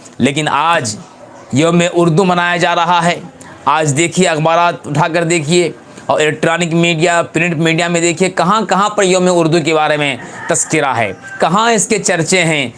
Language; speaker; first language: Urdu; native; Urdu